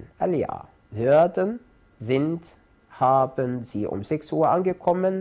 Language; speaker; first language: German; non-native, fluent; Arabic